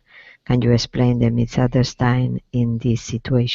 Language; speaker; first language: English; non-native, learner; Spanish